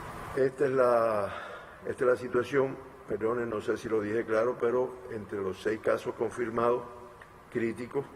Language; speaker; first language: Spanish; native; Spanish